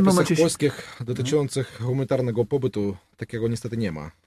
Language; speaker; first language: Polish; non-native, learner; Russian